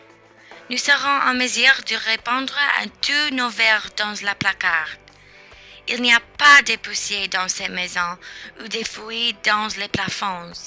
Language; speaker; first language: French; non-native, learner; English